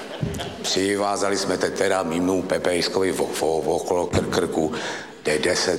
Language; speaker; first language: Czech; native; Czech